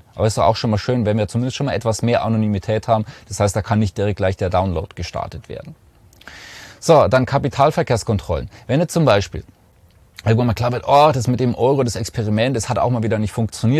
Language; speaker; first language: German; native; German